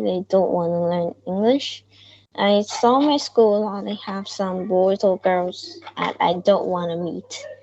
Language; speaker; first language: English; non-native, learner; Vietnamese